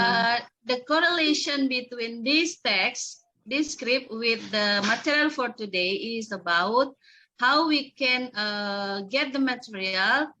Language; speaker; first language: English; non-native, learner; Indonesian